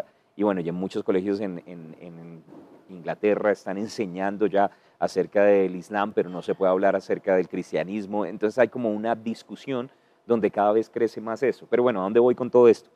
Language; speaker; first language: Spanish; native; Spanish